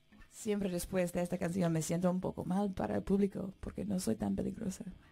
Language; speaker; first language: Spanish; non-native, fluent; English